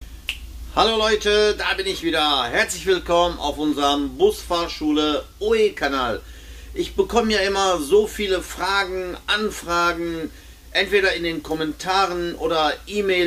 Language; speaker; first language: German; native; German